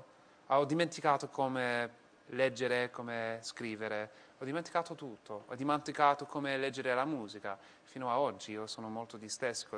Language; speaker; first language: Italian; non-native, fluent; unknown